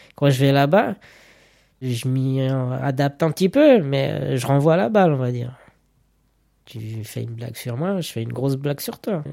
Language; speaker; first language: French; native; French